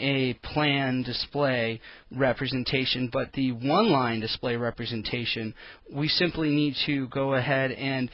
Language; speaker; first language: English; native; English